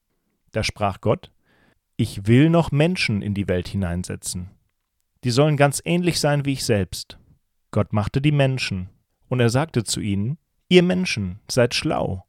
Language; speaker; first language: German; native; German